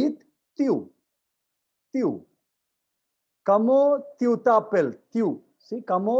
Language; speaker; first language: French; non-native, learner; Hindi